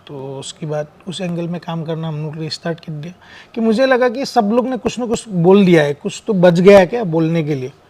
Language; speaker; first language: Hindi; non-native, local second language; Assamese